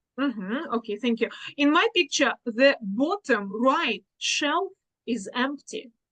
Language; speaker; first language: English; non-native, fluent; Russian